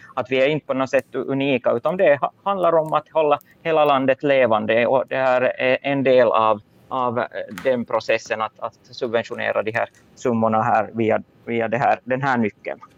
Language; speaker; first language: Swedish; native; Swedish